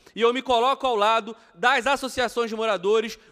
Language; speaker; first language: Portuguese; native; Portuguese